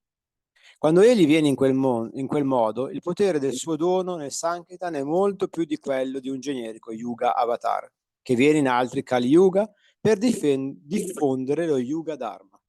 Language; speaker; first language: Italian; native; Italian